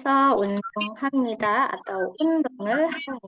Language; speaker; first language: Korean; non-native, fluent; Indonesian